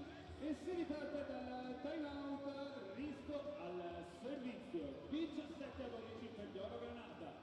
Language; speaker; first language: Italian; native; Italian